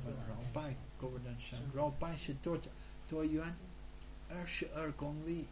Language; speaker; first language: Chinese; non-native, fluent; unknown